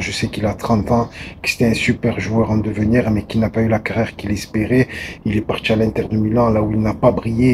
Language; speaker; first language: French; native; French